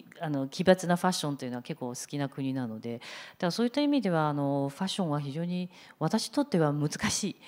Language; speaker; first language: Japanese; non-native, fluent; Chinese